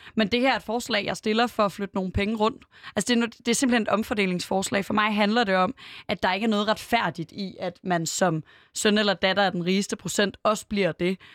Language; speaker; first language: Danish; native; Danish